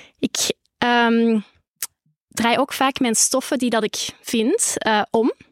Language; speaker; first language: Dutch; native; Dutch